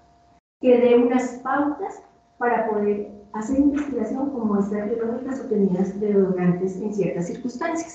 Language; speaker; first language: Spanish; native; Spanish